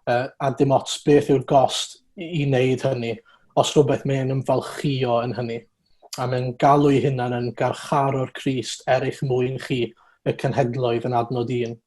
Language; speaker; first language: Welsh; native; Welsh